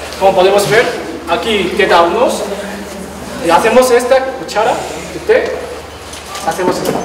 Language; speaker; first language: Spanish; non-native, learner; Chinese